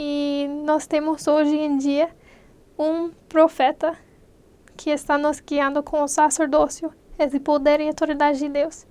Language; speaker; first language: Portuguese; non-native, fluent; English